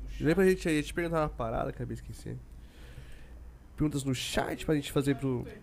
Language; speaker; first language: Portuguese; native; Portuguese